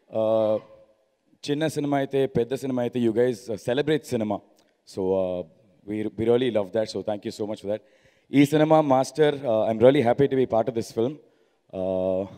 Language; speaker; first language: Telugu; non-native, learner; Tamil